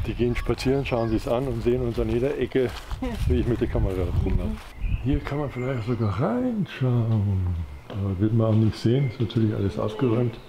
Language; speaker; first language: German; native; German